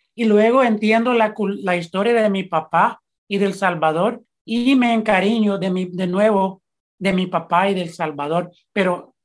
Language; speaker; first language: Spanish; early bilingual, heritage; Spanish